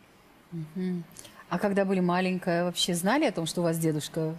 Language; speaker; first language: Russian; native; Russian